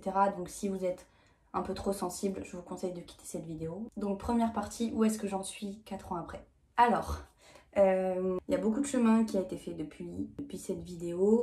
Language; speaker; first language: French; native; French